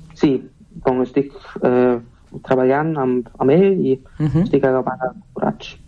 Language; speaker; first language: Catalan; non-native, learner; German